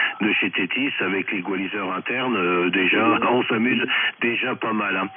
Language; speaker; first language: French; native; French